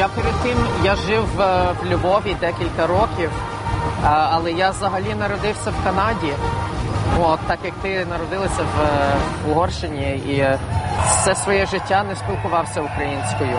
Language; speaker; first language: Ukrainian; non-native, fluent; English